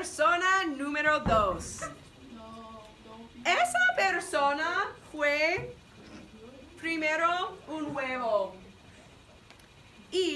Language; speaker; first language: Spanish; non-native, fluent; English